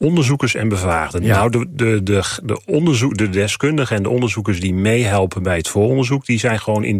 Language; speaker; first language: Dutch; native; Dutch